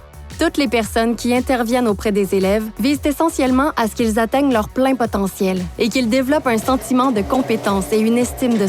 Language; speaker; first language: French; native; French